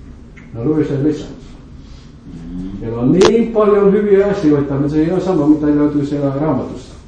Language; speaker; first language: Finnish; non-native, fluent; French